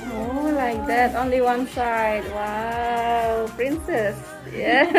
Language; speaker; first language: English; non-native, learner; Indonesian